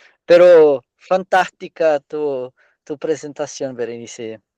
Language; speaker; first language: Spanish; non-native, learner; Portuguese